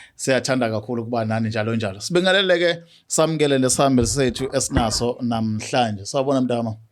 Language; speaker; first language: Zulu; native; Zulu